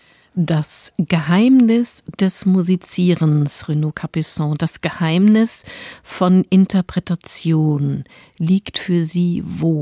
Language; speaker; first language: German; native; German